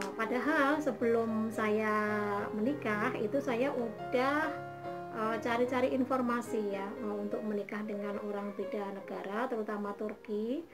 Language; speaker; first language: Indonesian; native; Indonesian